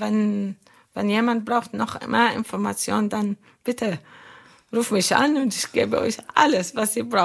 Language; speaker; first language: German; non-native, fluent; Arabic